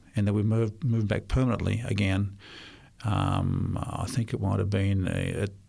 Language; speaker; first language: English; non-native, local second language; Russian